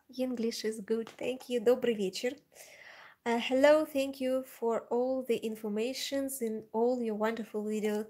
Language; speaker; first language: English; non-native, learner; Russian